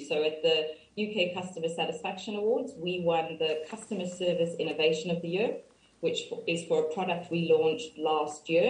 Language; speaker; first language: English; native; English